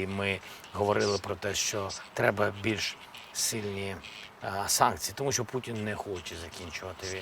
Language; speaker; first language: Ukrainian; non-native, local second language; Russian